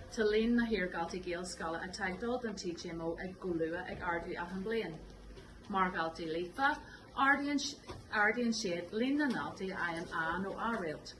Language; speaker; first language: Irish; non-native, local second language; English